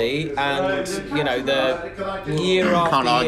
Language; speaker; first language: English; native; English